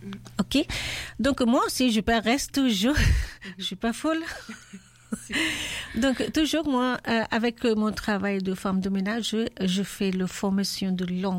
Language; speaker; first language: French; non-native, learner; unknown